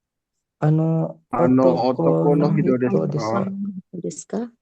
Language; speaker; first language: Japanese; non-native, learner; Indonesian